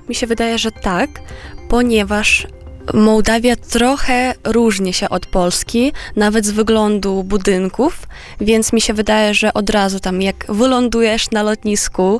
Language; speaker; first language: Polish; non-native, fluent; Romanian